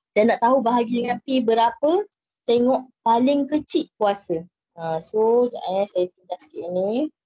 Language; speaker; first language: Malay; native; Malay